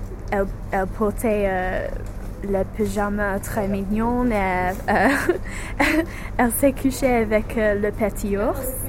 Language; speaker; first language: French; non-native, learner; English